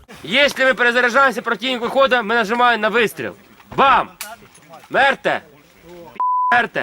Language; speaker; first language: Ukrainian; native; Ukrainian